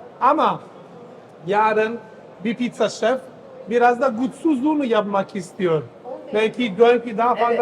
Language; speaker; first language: Turkish; non-native, fluent; Italian